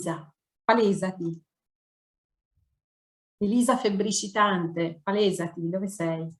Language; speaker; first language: Italian; native; Italian